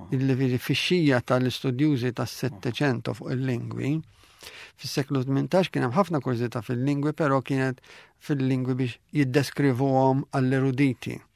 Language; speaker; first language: Maltese; native; Maltese